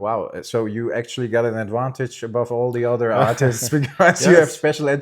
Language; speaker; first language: English; non-native, fluent; German